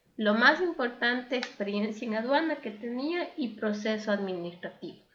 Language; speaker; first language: Spanish; native; Spanish